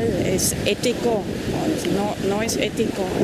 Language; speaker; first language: Spanish; non-native, fluent; German